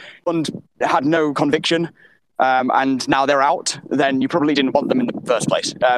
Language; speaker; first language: English; native; English